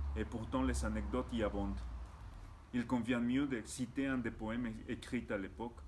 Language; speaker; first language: French; non-native, fluent; Spanish